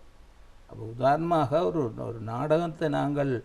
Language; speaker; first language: Tamil; native; Tamil